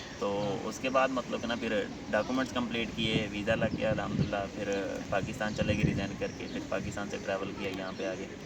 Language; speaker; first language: Urdu; non-native, local second language; Punjabi